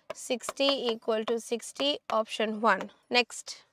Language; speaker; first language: Hindi; native; Hindi